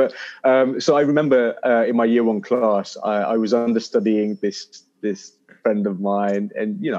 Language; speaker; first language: English; native; English